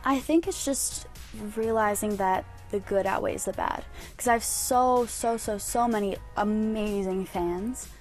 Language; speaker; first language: English; native; English